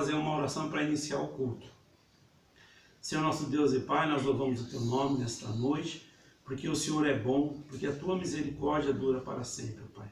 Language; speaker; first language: Portuguese; native; Portuguese